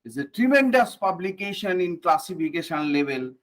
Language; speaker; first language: English; non-native, local second language; Bangla